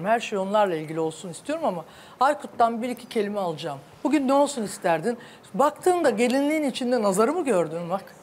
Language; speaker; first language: Turkish; native; Turkish